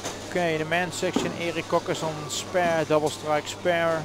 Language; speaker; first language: English; non-native, fluent; Dutch